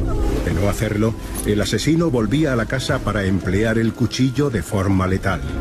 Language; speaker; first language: Spanish; native; Spanish